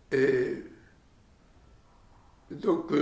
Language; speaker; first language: French; non-native, learner; Japanese